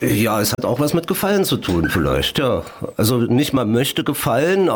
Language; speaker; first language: German; native; German